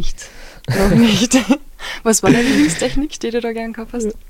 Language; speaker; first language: German; native; German